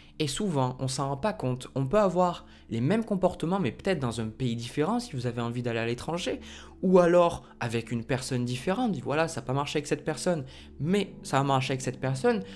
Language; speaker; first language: French; native; French